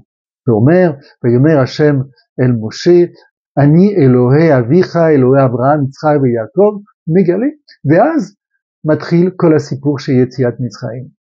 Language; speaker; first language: Hebrew; non-native, fluent; French